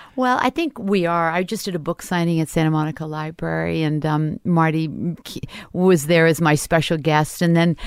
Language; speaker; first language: English; native; English